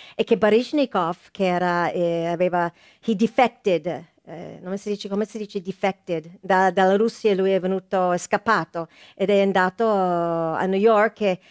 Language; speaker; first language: Italian; non-native, fluent; English